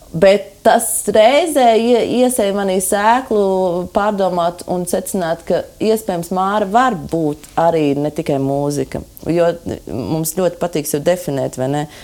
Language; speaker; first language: Latvian; native; Latvian